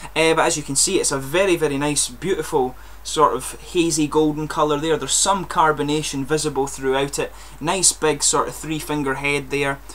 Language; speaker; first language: English; native; English